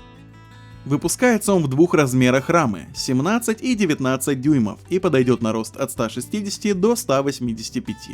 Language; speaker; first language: Russian; native; Russian